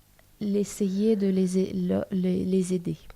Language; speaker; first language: French; non-native, fluent; Russian